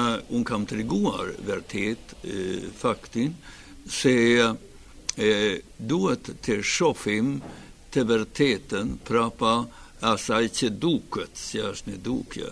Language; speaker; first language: Albanian; non-native, fluent; Swedish